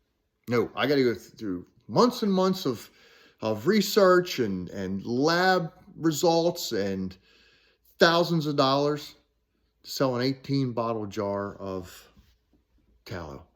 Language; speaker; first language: English; native; English